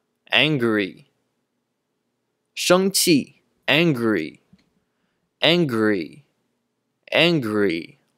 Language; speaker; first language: English; non-native, fluent; Chinese